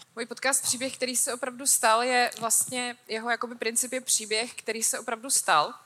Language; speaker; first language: Czech; native; Czech